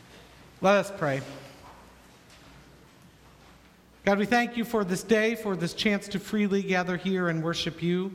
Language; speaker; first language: English; native; English